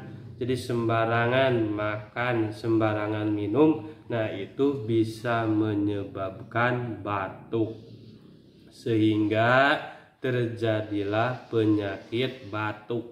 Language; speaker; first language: Indonesian; native; Indonesian